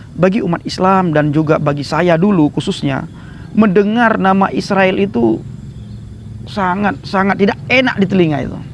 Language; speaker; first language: Indonesian; non-native, local second language; Achinese